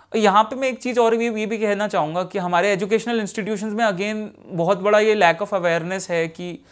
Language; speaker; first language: Hindi; native; Hindi